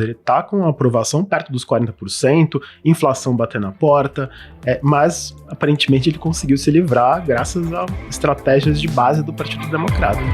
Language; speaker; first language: Portuguese; native; Portuguese